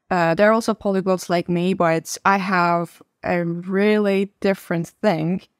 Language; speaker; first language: English; non-native, fluent; Turkish